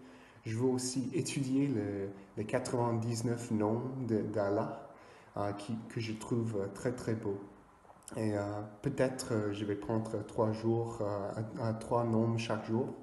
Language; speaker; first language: French; non-native, fluent; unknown